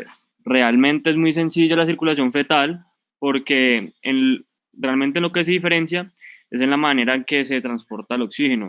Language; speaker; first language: Spanish; native; Spanish